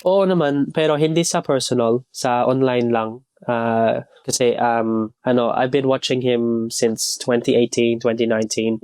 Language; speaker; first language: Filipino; non-native, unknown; English